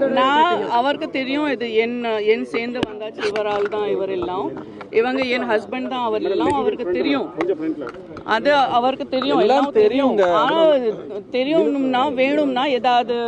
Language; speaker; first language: Tamil; non-native, local second language; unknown